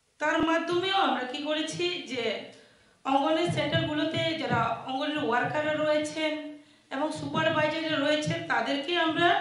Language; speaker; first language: Bangla; non-native, local second language; Chakma